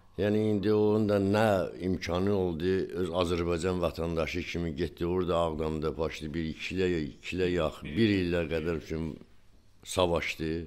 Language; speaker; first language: Azerbaijani; native; Azerbaijani